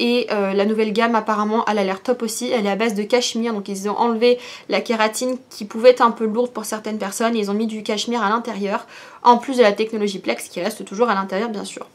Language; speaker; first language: French; native; French